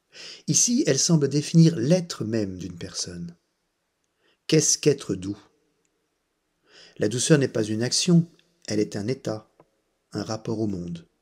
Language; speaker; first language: French; native; French